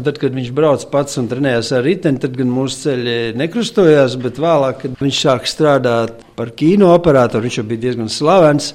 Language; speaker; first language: Latvian; native; Latvian